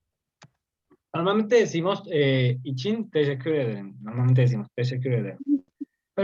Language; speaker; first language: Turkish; non-native, learner; Spanish